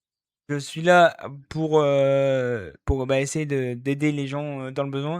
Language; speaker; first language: French; native; French